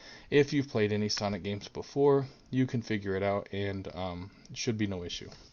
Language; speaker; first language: English; native; English